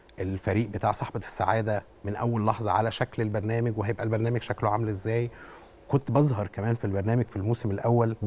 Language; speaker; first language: Arabic; native; Arabic